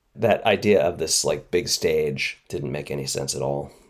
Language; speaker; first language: English; native; English